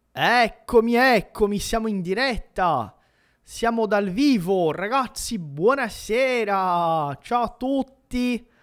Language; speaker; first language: Italian; non-native, fluent; Portuguese